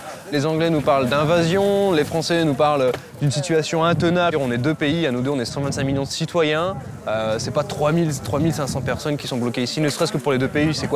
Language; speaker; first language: French; native; French